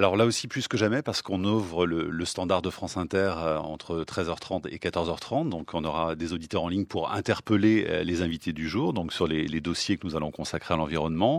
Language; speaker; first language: French; native; French